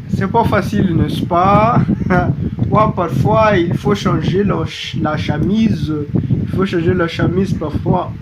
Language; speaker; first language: French; non-native, fluent; Portuguese